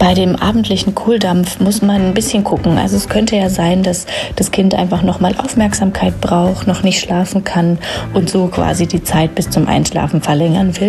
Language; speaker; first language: German; native; German